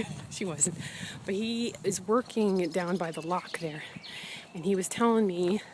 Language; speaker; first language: English; native; English